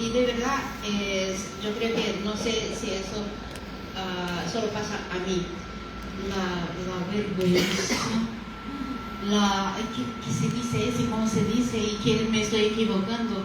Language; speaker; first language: Spanish; non-native, fluent; Portuguese